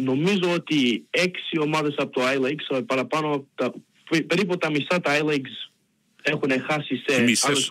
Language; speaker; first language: Greek; early bilingual, heritage; Greek